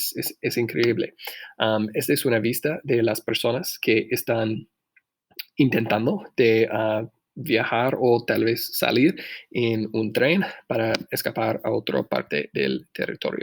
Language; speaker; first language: Spanish; non-native, fluent; English